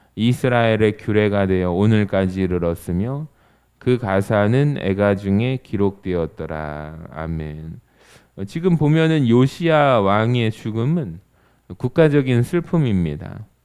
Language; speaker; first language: Korean; native; Korean